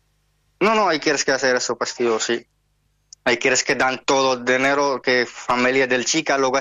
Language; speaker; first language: Spanish; non-native, learner; Hindi